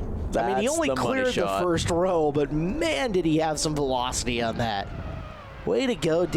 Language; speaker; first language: English; native; English